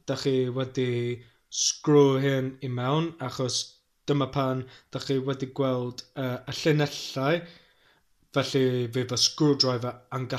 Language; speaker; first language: Welsh; non-native, learner; English